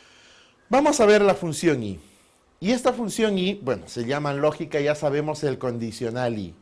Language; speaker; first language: Spanish; native; Spanish